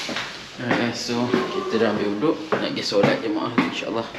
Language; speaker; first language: Malay; native; Malay